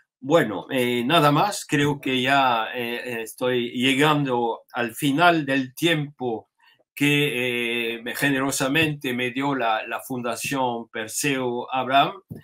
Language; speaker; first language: Spanish; non-native, fluent; French